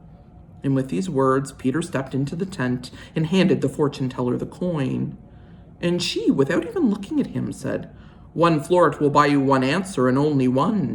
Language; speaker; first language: English; native; English